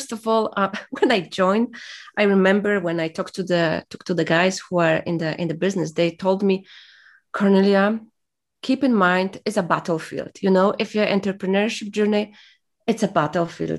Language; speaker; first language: English; non-native, fluent; Polish